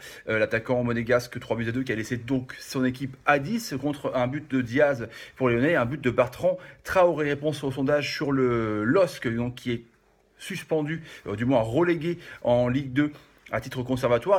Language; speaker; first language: French; native; French